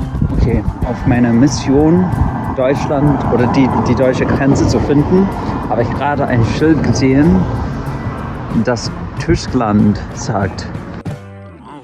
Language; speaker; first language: German; non-native, fluent; English